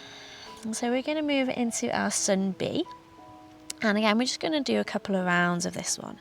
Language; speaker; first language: English; native; English